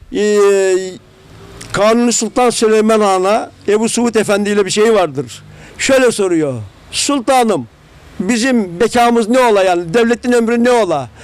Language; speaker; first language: Turkish; native; Turkish